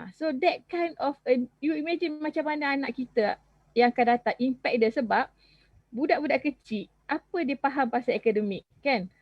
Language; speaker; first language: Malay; native; Malay